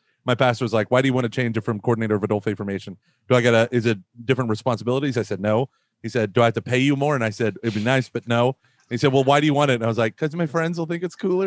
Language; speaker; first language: English; native; English